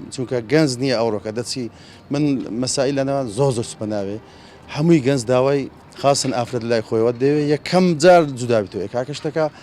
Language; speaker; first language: Central Kurdish; native; Central Kurdish